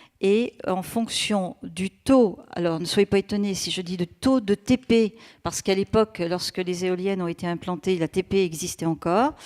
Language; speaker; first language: French; native; French